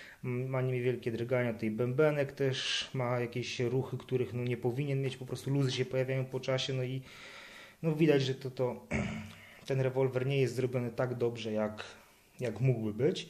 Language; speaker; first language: Polish; native; Polish